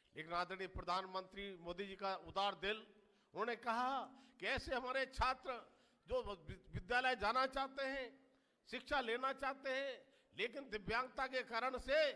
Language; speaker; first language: Hindi; native; Hindi